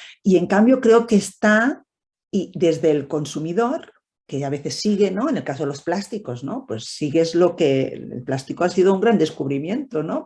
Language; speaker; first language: Spanish; native; Spanish